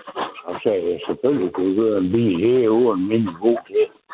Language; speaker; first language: Danish; native; Danish